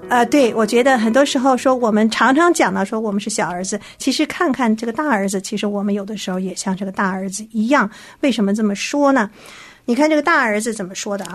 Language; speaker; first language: Chinese; native; Chinese